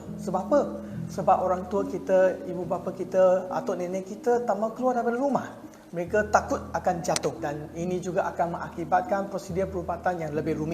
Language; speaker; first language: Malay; non-native, local second language; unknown